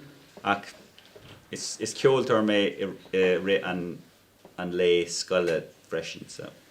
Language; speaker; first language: Irish; non-native, local second language; English